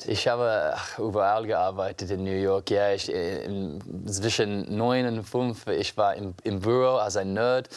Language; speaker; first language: German; non-native, learner; English